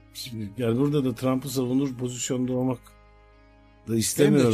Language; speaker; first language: Turkish; native; Turkish